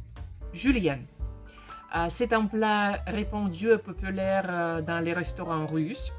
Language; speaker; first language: French; non-native, fluent; Russian